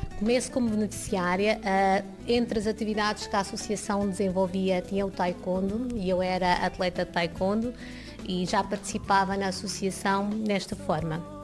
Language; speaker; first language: Portuguese; early bilingual, other home language; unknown